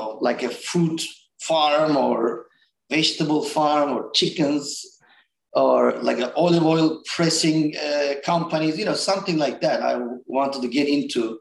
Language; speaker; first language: English; non-native, fluent; Turkish